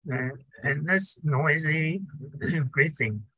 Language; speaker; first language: English; non-native, fluent; Chinese